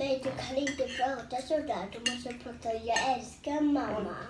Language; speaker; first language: Swedish; early bilingual, other home language; Thai